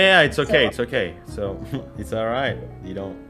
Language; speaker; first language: English; non-native, fluent; Indonesian